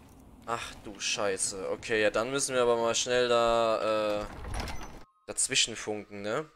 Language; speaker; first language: German; native; German